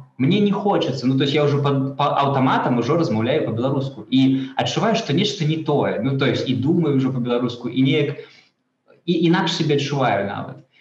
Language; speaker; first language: Belarusian; non-native, local second language; Russian